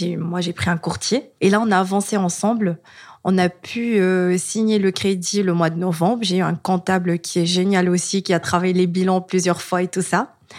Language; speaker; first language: French; non-native, local second language; Arabic